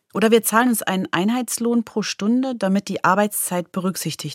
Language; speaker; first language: German; native; German